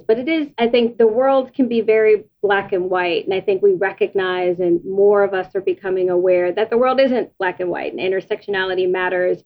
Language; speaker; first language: English; native; English